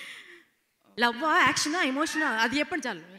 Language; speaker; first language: Telugu; native; Telugu